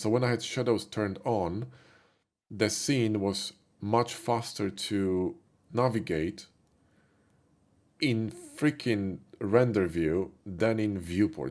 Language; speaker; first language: English; non-native, fluent; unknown